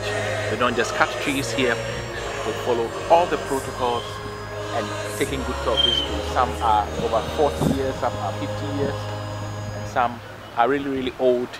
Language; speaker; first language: English; non-native, local second language; Akan